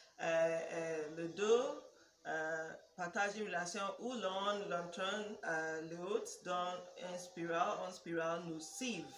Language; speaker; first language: French; non-native, learner; English